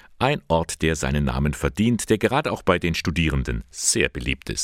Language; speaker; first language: German; native; German